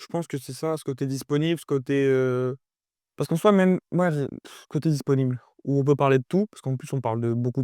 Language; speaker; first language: French; native; French